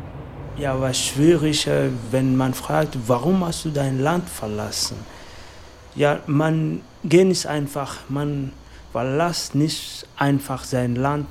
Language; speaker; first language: German; non-native, learner; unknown